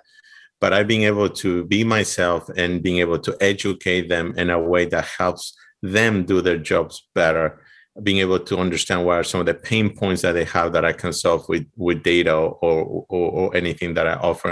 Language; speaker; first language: English; non-native, fluent; Spanish